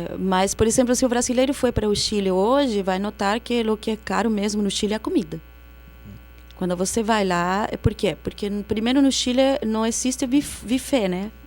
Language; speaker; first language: Portuguese; non-native, fluent; Spanish